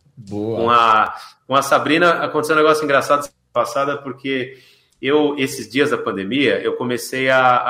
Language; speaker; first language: Portuguese; native; Portuguese